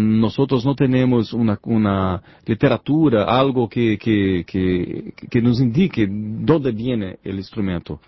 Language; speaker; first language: Spanish; non-native, learner; Portuguese